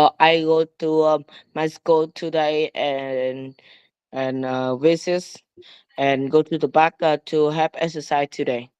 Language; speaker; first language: English; non-native, learner; Vietnamese